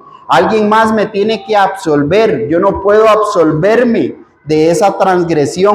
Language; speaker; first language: Spanish; native; Spanish